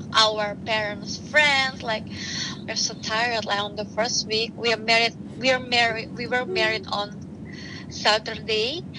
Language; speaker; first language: English; non-native, learner; Indonesian